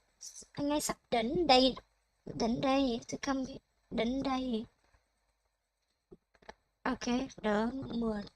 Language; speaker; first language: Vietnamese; non-native, learner; Thai